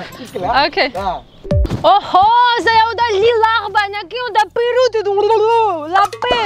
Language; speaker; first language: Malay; non-native, learner; Russian